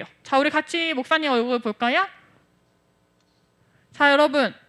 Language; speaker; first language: Korean; native; Korean